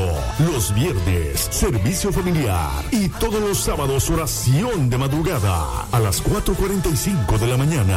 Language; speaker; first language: Spanish; native; Spanish